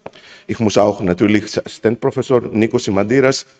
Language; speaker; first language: German; non-native, fluent; Greek